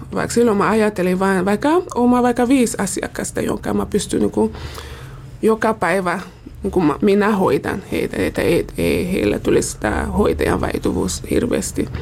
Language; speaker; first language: Finnish; non-native, fluent; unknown